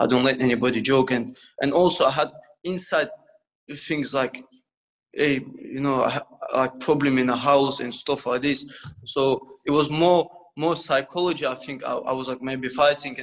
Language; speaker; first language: English; non-native, fluent; Russian